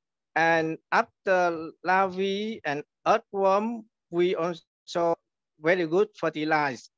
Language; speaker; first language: English; non-native, learner; Vietnamese